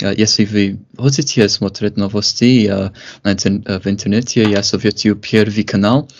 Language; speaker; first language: Russian; non-native, fluent; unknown